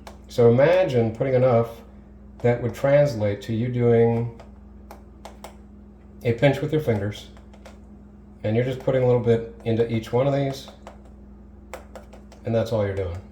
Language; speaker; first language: English; native; English